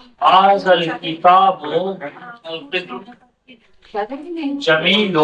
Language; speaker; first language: Arabic; non-native, fluent; Urdu